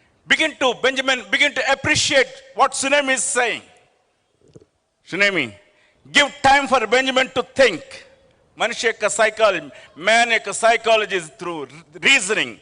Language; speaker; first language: English; non-native, local second language; Telugu